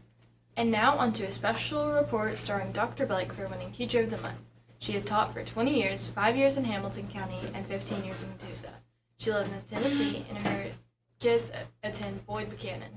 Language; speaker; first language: English; native; English